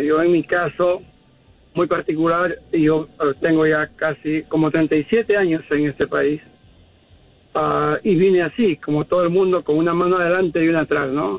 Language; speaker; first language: Spanish; native; Spanish